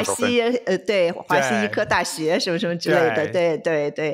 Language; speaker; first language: Chinese; native; Chinese